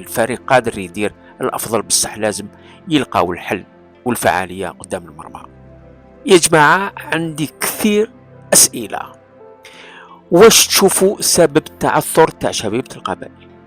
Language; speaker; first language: Arabic; non-native, local second language; Kabyle